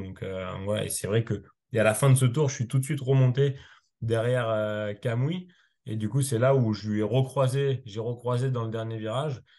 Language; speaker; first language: French; native; French